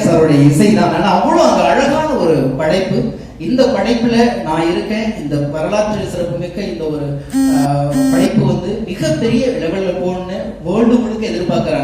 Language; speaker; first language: Tamil; native; Tamil